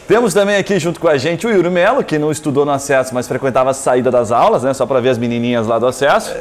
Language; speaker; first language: Portuguese; native; Portuguese